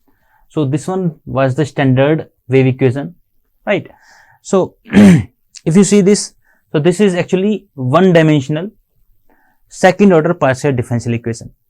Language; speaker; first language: English; non-native, local second language; Hindi